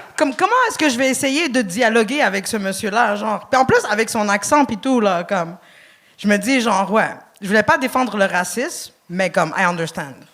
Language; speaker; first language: French; early bilingual, other home language; Arabic